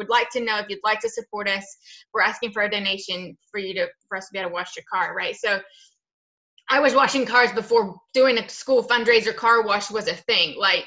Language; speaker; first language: English; native; English